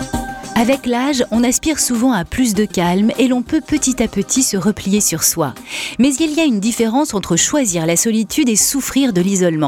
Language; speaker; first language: French; native; French